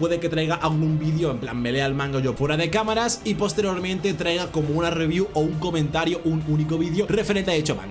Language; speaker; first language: Spanish; native; Spanish